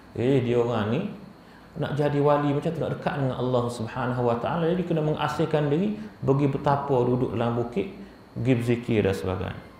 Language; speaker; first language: Malay; native; Malay